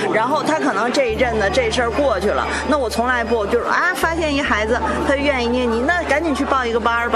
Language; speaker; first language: Chinese; native; Chinese